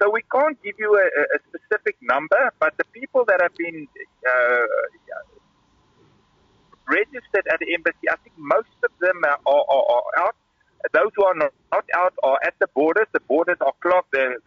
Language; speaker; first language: English; non-native, local second language; Afrikaans